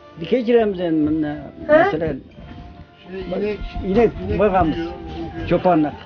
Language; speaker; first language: Turkish; non-native, learner; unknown